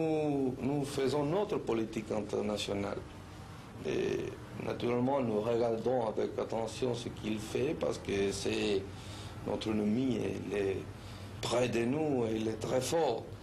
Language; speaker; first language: French; non-native, fluent; Spanish